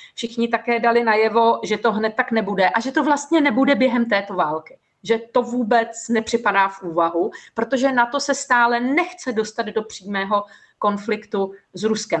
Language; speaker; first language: Czech; native; Czech